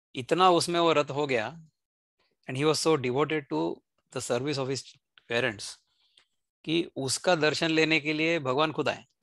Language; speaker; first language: Hindi; non-native, local second language; Marathi